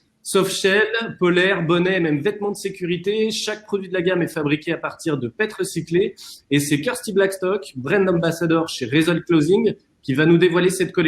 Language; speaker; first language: French; native; French